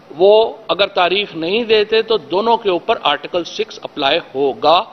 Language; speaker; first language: Urdu; native; Urdu